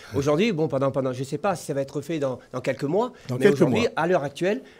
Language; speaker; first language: French; native; French